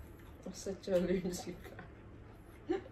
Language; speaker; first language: English; non-native, learner; Vietnamese